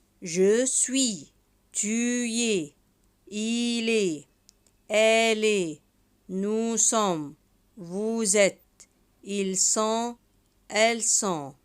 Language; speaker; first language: French; non-native, fluent; Arabic